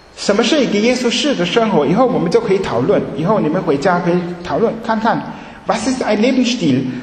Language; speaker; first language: Chinese; early bilingual, heritage; Chinese